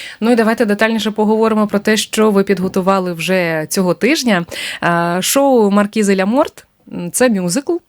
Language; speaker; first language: Ukrainian; native; Ukrainian